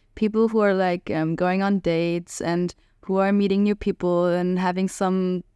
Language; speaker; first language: English; non-native, fluent; Hungarian